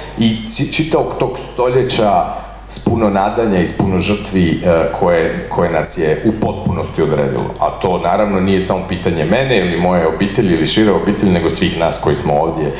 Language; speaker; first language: Croatian; native; Croatian